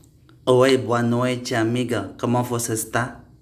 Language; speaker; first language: Portuguese; non-native, learner; Indonesian